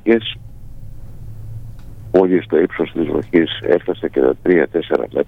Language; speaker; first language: Greek; native; Greek